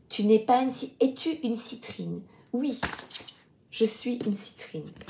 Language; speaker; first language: French; native; French